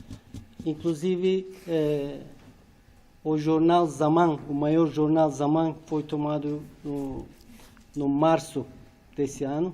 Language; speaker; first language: Portuguese; non-native, fluent; Turkish